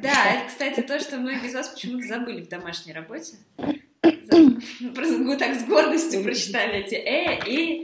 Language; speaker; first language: Russian; native; Russian